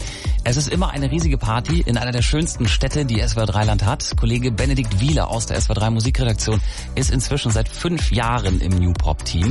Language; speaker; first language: German; native; German